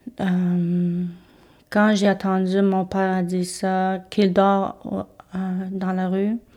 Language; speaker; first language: French; non-native, local second language; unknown